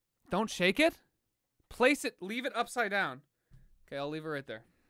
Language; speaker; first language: English; native; English